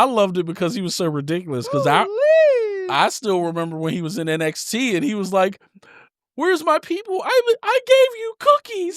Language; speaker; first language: English; native; English